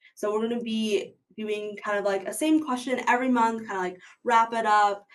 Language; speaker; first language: English; native; English